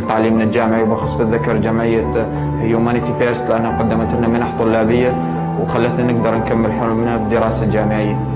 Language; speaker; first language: Arabic; native; Arabic